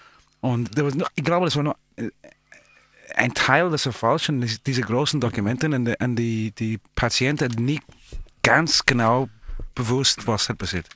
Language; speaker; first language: German; non-native, learner; English